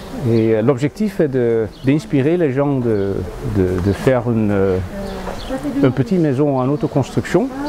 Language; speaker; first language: French; non-native, fluent; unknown